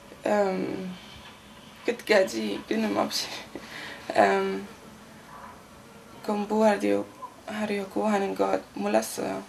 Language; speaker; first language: Korean; non-native, learner; German